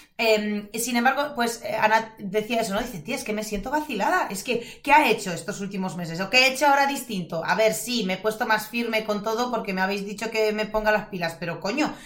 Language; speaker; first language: Spanish; non-native, fluent; Polish